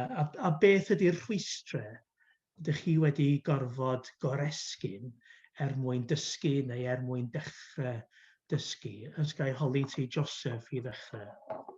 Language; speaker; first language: Welsh; native; Welsh